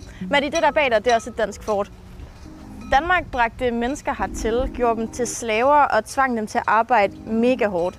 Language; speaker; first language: Danish; native; Danish